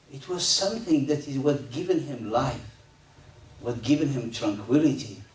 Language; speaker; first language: English; non-native, fluent; Arabic